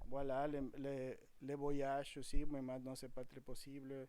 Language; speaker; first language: French; non-native, fluent; Spanish